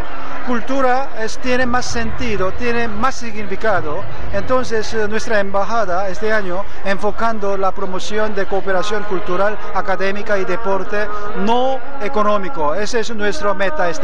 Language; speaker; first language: Spanish; non-native, fluent; Korean